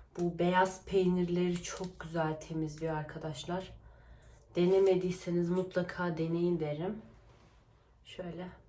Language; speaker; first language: Turkish; early bilingual, heritage; Turkish